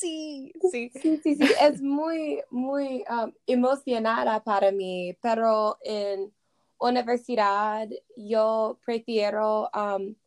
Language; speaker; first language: Spanish; non-native, learner; English